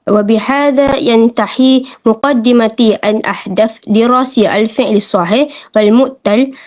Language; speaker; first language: Arabic; non-native, learner; Malay